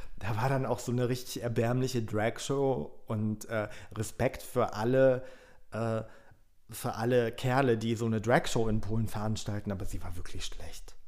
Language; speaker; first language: German; early bilingual, other home language; Polish